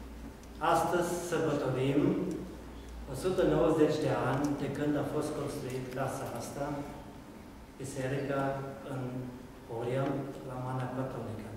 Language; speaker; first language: Romanian; non-native, local second language; German